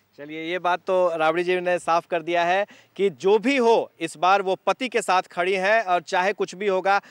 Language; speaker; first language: Hindi; native; Hindi